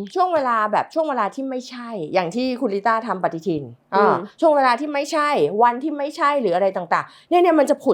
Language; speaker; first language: Thai; native; Thai